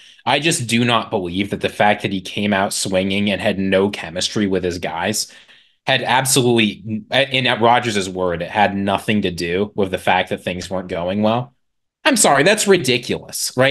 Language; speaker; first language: English; native; English